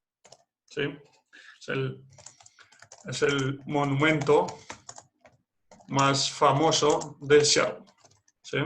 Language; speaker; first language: Spanish; non-native, fluent; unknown